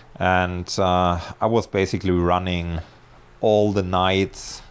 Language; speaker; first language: English; non-native, fluent; German